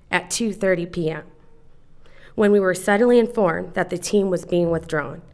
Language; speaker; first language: English; native; English